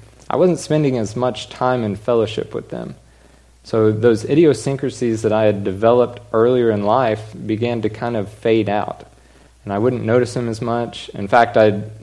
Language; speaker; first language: English; native; English